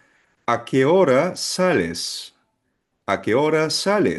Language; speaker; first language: Spanish; non-native, fluent; Filipino